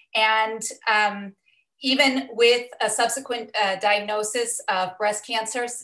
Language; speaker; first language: English; native; English